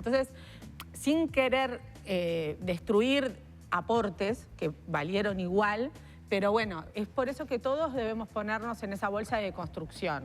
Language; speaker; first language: Spanish; native; Spanish